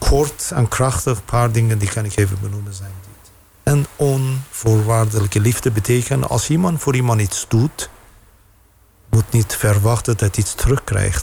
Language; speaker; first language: Dutch; non-native, fluent; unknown